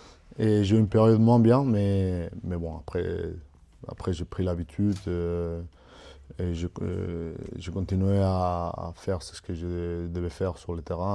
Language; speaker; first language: French; non-native, fluent; Spanish